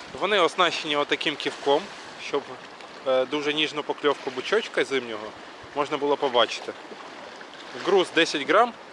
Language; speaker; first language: Ukrainian; native; Ukrainian